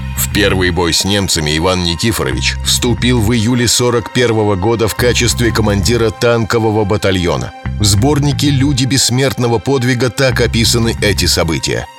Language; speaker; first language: Russian; native; Russian